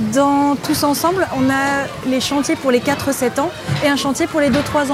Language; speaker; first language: French; native; French